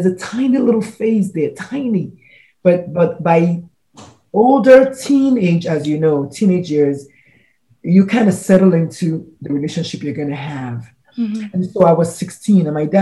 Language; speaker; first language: English; non-native, local second language; Igbo